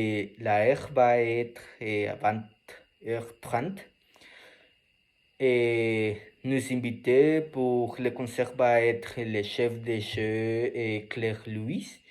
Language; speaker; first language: French; non-native, learner; Spanish